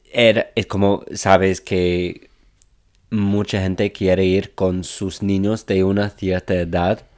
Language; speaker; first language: Spanish; non-native, fluent; English